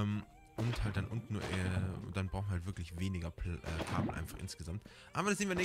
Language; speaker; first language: German; native; German